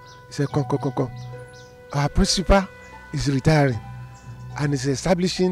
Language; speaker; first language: English; non-native, local second language; Yoruba